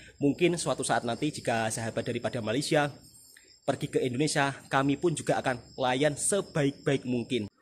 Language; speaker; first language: Indonesian; native; Indonesian